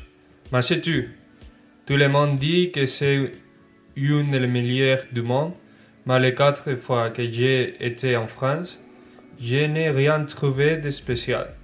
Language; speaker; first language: French; non-native, fluent; Spanish